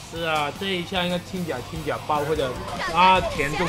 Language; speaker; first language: Chinese; native; Chinese